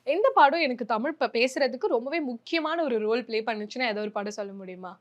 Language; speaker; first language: Tamil; native; Tamil